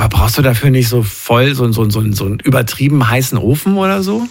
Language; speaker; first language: German; native; German